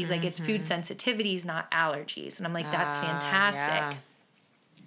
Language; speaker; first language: English; native; English